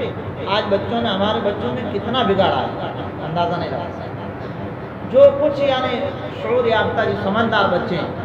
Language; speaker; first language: Urdu; native; Urdu